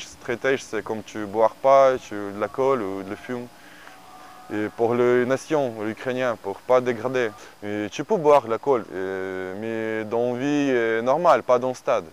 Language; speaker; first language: French; non-native, learner; Ukrainian